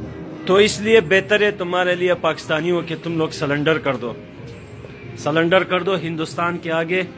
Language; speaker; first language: Hindi; non-native, fluent; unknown